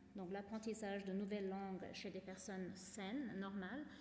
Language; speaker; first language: French; non-native, fluent; English